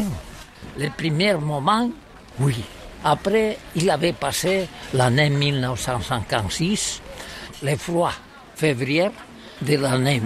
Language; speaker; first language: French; non-native, learner; Catalan